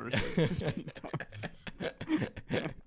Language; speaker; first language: English; native; English